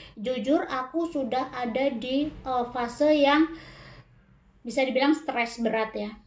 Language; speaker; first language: Indonesian; native; Indonesian